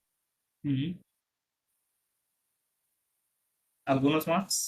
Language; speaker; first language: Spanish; non-native, fluent; Bangla